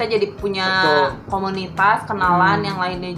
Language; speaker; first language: Indonesian; native; Indonesian